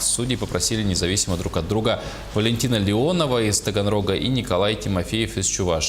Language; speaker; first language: Russian; native; Russian